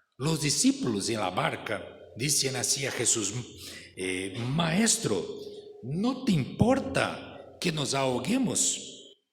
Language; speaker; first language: Spanish; non-native, fluent; Portuguese